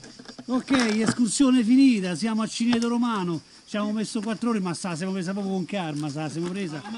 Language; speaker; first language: Italian; native; Italian